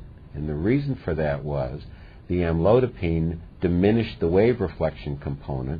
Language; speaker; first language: English; native; English